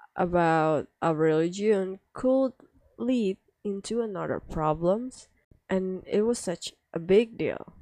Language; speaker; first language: English; non-native, fluent; Indonesian